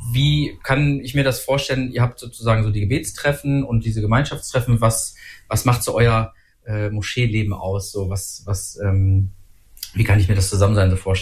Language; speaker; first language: German; native; German